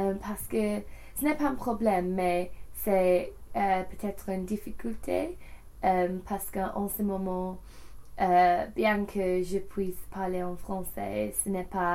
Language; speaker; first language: French; non-native, learner; English